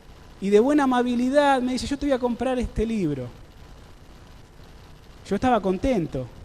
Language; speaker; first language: Spanish; native; Spanish